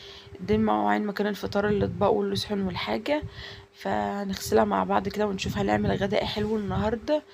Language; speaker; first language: Arabic; native; Arabic